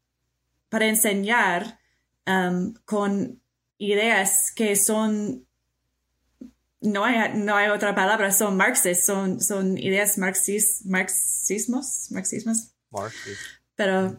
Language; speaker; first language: Spanish; non-native, fluent; English